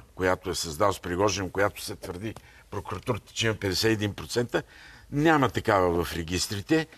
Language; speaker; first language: Bulgarian; native; Bulgarian